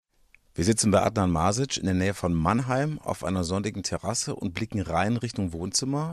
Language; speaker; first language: German; native; German